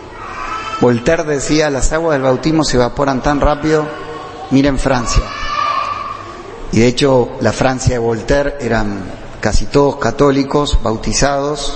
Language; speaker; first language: Spanish; native; Spanish